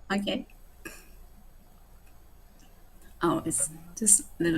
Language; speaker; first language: English; non-native, learner; Japanese